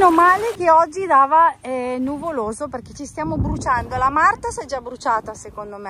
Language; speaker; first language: Italian; native; Italian